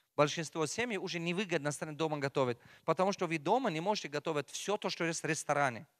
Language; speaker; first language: Russian; non-native, local second language; Tajik